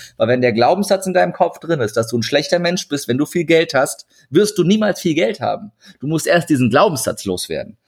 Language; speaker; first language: German; early bilingual, other home language; Turkish